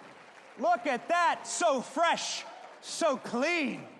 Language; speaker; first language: English; native; English